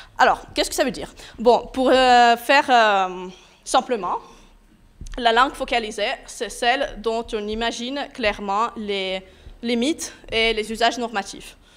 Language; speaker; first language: French; non-native, fluent; Russian